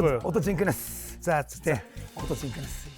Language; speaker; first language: Mongolian; non-native, learner; Korean